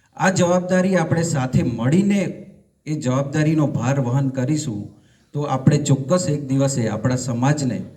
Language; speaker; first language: Gujarati; non-native, local second language; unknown